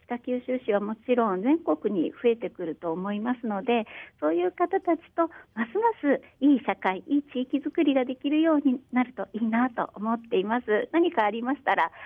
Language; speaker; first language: Japanese; native; Japanese